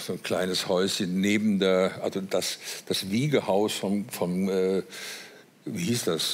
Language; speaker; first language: German; native; German